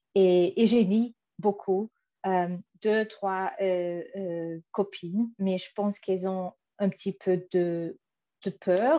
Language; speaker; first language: French; non-native, fluent; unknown